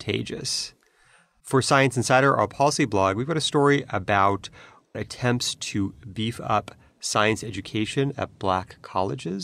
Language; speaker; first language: English; native; English